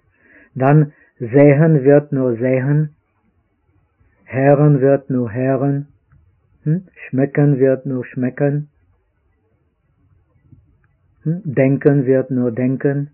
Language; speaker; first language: German; non-native, fluent; Czech